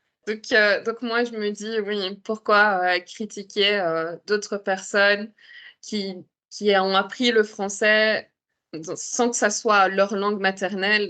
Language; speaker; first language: French; native; French